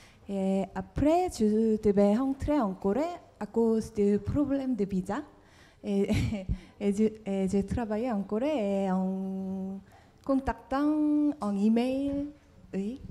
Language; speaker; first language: French; non-native, fluent; Korean